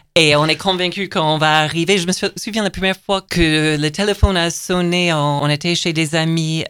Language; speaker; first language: French; non-native, fluent; English